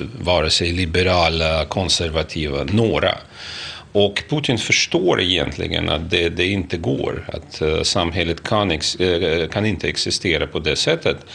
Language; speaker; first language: Swedish; non-native, fluent; Russian